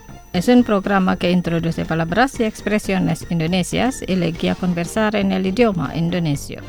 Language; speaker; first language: Spanish; non-native, fluent; Indonesian